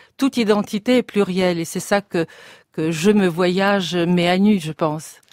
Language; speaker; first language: French; non-native, fluent; Bulgarian